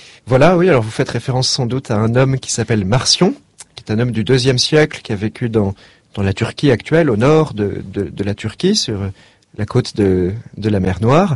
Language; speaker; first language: French; native; French